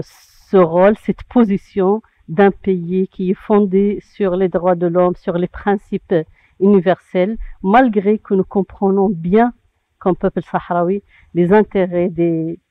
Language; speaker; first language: French; non-native, local second language; Arabic